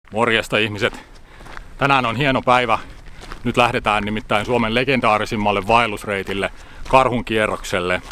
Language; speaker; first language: Finnish; native; Finnish